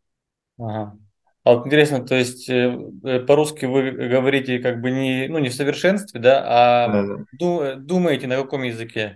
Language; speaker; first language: Russian; native; Russian